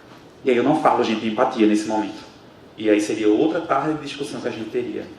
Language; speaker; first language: Portuguese; native; Portuguese